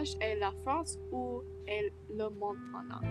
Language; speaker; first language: French; non-native, learner; English